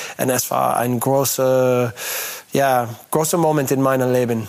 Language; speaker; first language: German; non-native, learner; English